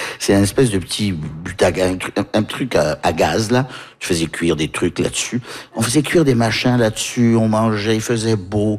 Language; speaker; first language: French; early bilingual, other home language; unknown